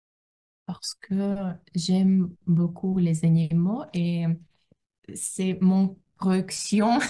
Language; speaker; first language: French; non-native, learner; Russian